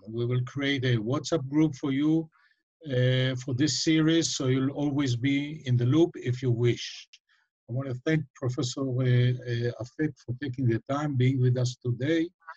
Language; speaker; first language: English; non-native, fluent; Hebrew